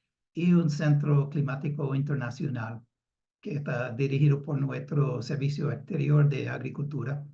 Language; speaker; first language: Spanish; non-native, fluent; English